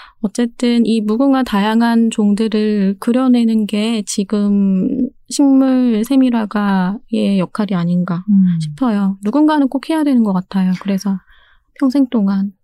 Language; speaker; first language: Korean; native; Korean